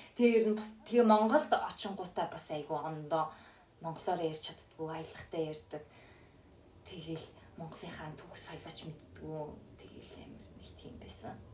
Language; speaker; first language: Mongolian; early bilingual, heritage; Mongolian